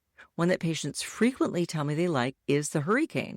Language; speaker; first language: English; native; English